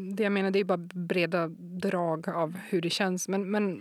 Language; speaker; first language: Swedish; native; Swedish